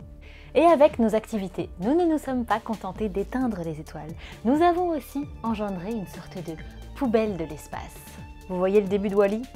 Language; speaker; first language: French; native; French